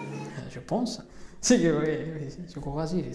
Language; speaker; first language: French; non-native, learner; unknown